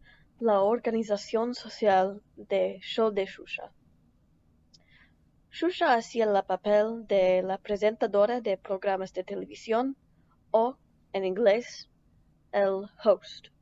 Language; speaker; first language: Spanish; non-native, learner; English